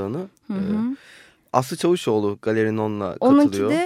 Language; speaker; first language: Turkish; native; Turkish